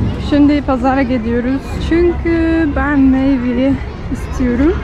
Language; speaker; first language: Turkish; non-native, learner; English